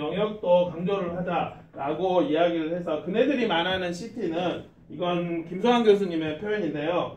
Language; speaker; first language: Korean; native; Korean